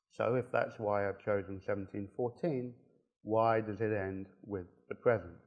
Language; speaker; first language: English; native; English